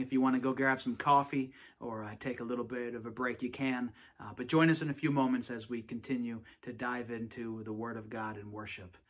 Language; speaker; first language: English; native; English